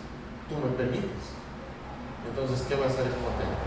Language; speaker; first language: Spanish; non-native, fluent; Russian